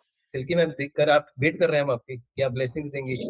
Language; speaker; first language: Hindi; native; Hindi